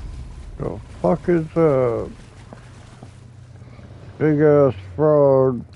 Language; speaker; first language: English; native; English